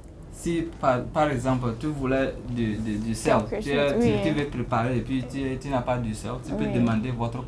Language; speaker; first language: French; non-native, learner; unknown